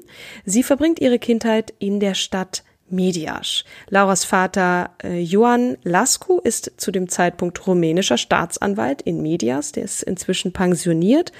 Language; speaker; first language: German; native; German